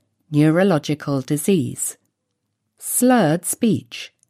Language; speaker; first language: English; native; English